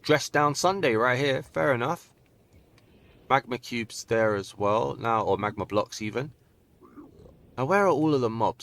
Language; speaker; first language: English; native; English